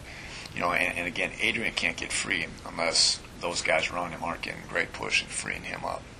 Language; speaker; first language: English; native; English